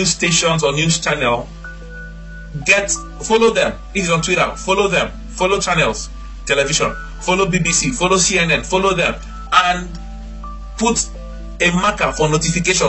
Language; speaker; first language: English; non-native, local second language; Igbo